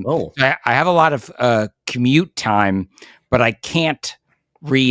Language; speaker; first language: English; native; English